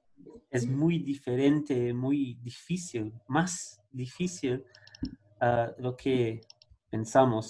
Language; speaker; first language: Spanish; non-native, learner; Portuguese